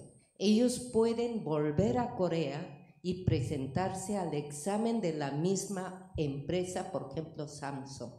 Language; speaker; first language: Spanish; non-native, fluent; Korean